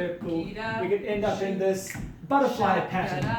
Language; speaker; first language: English; native; English